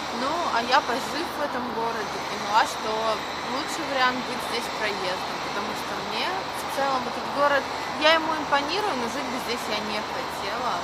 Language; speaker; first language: Russian; native; Russian